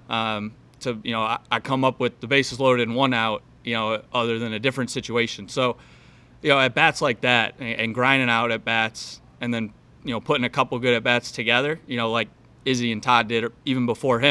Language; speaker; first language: English; native; English